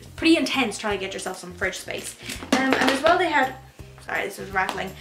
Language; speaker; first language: English; native; English